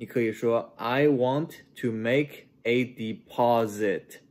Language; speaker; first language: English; non-native, fluent; Chinese